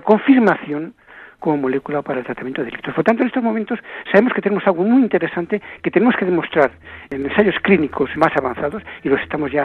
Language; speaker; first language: Spanish; native; Spanish